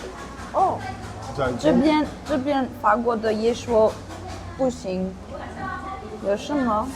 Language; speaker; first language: Chinese; non-native, learner; French